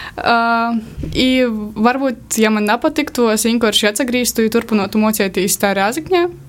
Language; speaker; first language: Latvian; native; Latvian